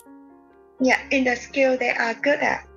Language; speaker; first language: English; non-native, learner; Vietnamese